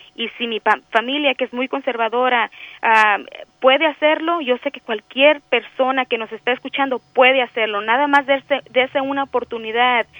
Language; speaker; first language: Spanish; early bilingual, heritage; Spanish